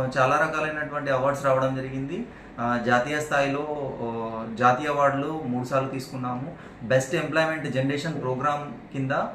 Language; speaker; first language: Telugu; native; Telugu